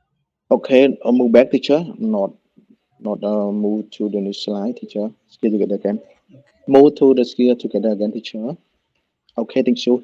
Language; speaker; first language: English; non-native, learner; Khmer